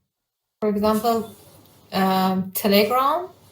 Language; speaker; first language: English; non-native, learner; Persian